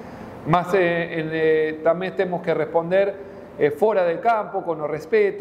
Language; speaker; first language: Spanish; non-native, fluent; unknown